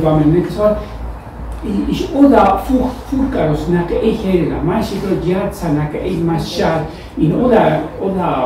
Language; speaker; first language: Hungarian; non-native, fluent; Spanish